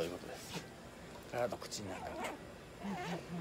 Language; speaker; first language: Japanese; native; Japanese